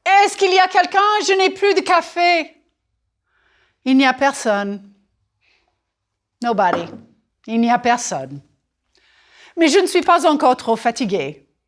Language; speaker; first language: French; non-native, fluent; English